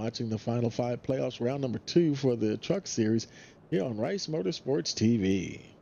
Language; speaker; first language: English; native; English